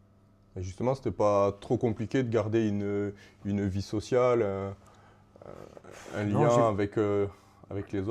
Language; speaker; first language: French; native; French